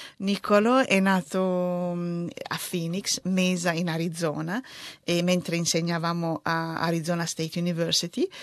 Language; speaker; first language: Italian; early bilingual, other home language; Tigrinya